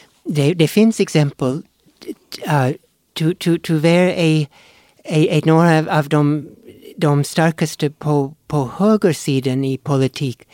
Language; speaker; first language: Swedish; non-native, fluent; English